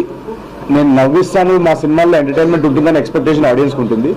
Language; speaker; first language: Telugu; native; Telugu